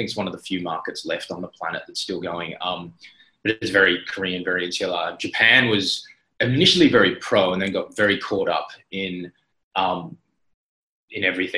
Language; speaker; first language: English; native; English